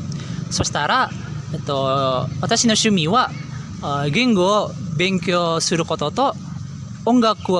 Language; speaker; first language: Japanese; non-native, learner; Indonesian